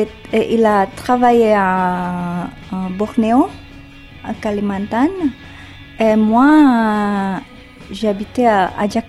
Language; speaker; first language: French; non-native, learner; Indonesian